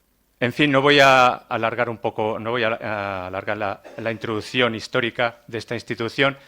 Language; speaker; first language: Spanish; native; Spanish